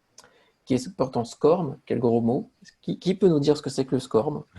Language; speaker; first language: French; native; French